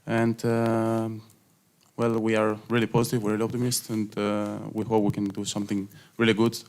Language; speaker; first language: English; non-native, fluent; Greek